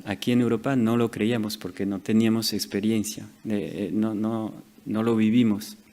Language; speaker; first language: Spanish; non-native, fluent; French